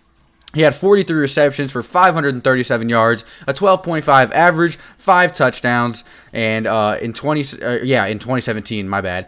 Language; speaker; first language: English; native; English